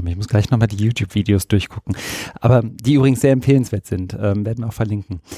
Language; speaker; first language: German; native; German